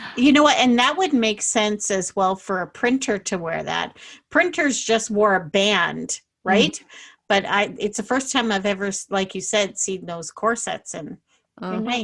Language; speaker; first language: English; native; English